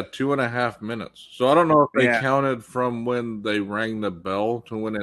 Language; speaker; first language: English; native; English